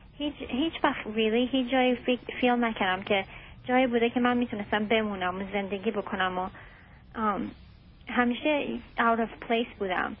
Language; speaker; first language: Persian; early bilingual, heritage; Persian